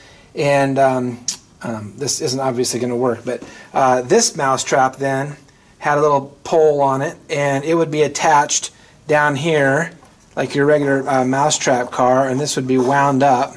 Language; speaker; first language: English; native; English